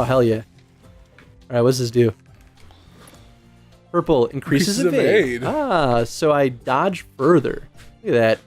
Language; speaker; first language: English; native; English